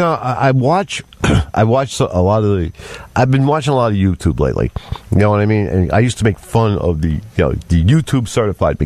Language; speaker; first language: English; native; English